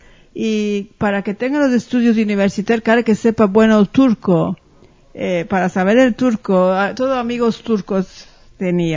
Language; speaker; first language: Spanish; early bilingual, heritage; Ladino